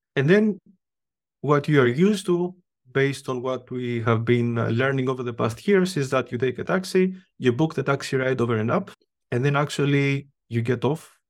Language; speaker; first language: English; non-native, fluent; Greek